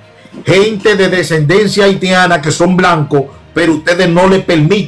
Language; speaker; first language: Spanish; native; Spanish